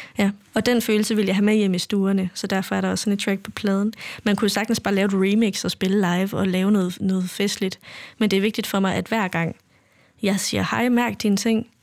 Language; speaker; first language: Danish; native; Danish